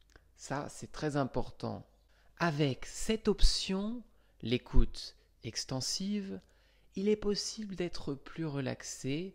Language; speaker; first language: French; non-native, fluent; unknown